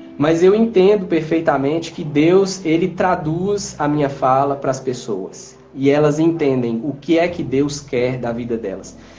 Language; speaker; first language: Portuguese; native; Portuguese